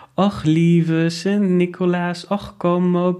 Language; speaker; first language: Dutch; non-native, fluent; German